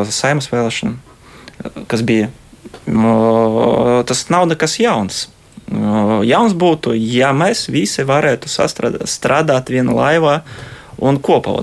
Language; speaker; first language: Latvian; non-native, local second language; Russian